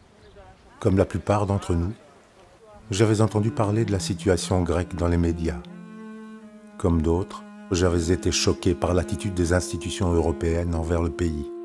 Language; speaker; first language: French; native; French